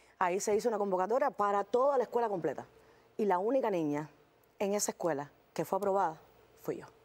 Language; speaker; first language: Spanish; native; Spanish